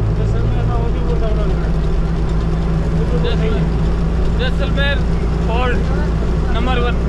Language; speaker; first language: English; non-native, learner; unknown